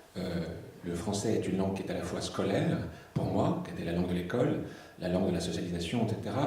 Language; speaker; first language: French; native; French